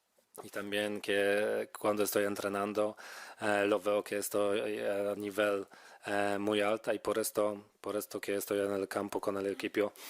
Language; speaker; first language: Spanish; non-native, fluent; Polish